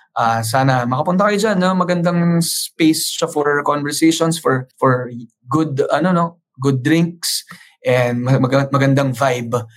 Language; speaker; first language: Filipino; native; Filipino